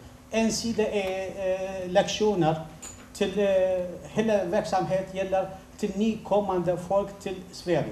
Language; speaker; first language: Swedish; non-native, fluent; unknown